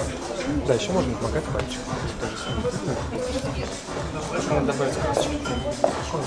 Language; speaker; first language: Russian; native; Russian